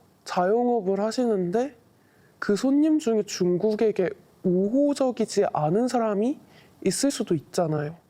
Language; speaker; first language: Korean; early bilingual, other home language; Chinese